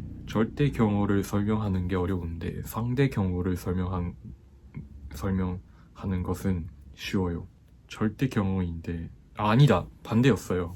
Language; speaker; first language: Korean; non-native, fluent; Japanese